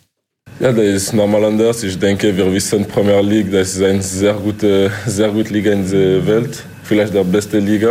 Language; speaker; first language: German; non-native, local second language; French